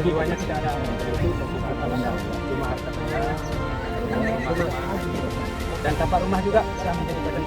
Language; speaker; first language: Indonesian; non-native, local second language; Achinese